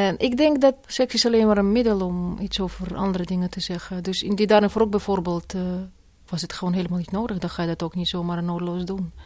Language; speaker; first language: Dutch; non-native, fluent; Russian